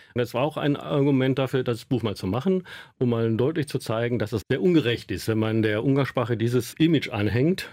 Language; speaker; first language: German; native; German